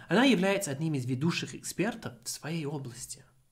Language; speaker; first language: Russian; non-native, fluent; English